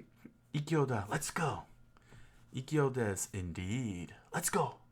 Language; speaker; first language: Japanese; non-native, learner; English